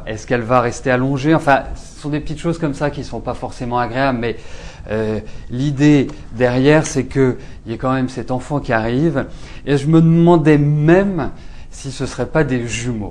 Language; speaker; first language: French; native; French